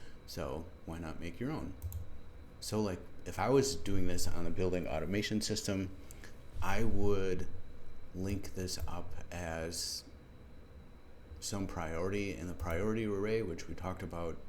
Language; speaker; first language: English; native; English